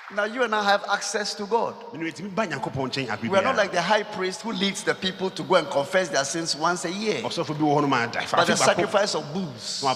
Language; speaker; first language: English; non-native, local second language; Ga